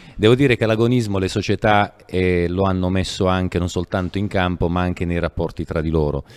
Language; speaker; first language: Italian; native; Italian